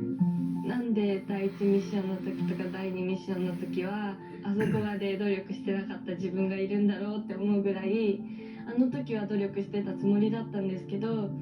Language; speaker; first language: Japanese; native; Japanese